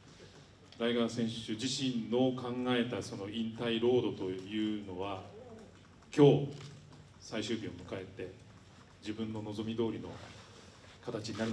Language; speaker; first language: Japanese; native; Japanese